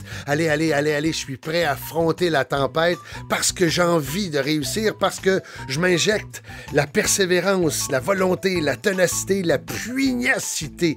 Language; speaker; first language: French; native; French